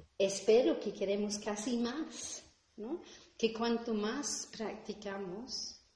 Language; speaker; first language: Spanish; non-native, fluent; English